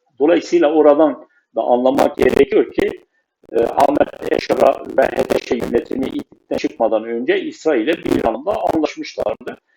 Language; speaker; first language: Turkish; non-native, local second language; Kurdish